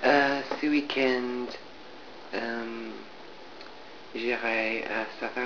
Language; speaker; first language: French; non-native, learner; English